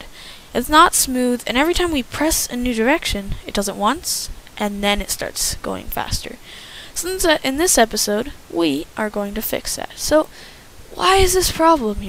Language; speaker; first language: English; native; English